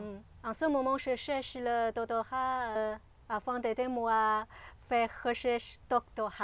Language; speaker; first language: French; non-native, learner; Chinese